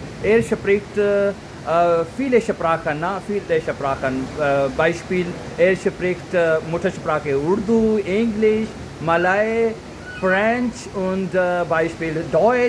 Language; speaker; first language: German; non-native, learner; Urdu